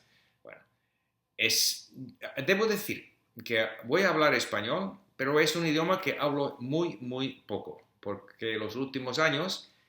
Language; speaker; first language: Spanish; non-native, fluent; English